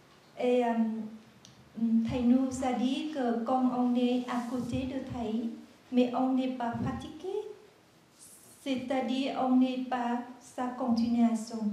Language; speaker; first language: French; non-native, learner; Vietnamese